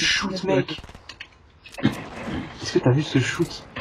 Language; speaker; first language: French; native; French